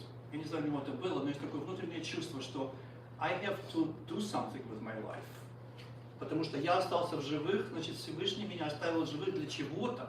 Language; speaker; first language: Russian; native; Russian